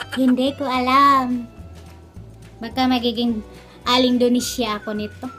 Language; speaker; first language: Filipino; non-native, local second language; Cebuano